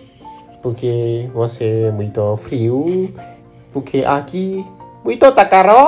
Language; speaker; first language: Portuguese; non-native, learner; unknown